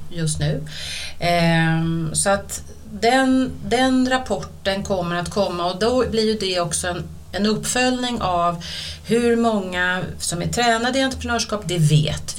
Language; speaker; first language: Swedish; native; Swedish